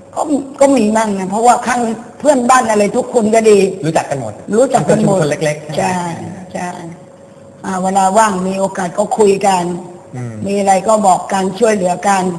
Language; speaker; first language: Thai; early bilingual, other home language; Chinese